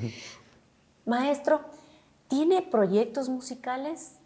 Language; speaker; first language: Spanish; native; Spanish